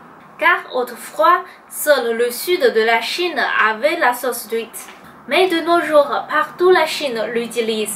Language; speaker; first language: French; non-native, fluent; Chinese